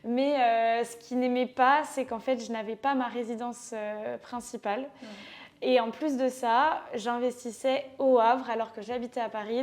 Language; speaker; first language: French; native; French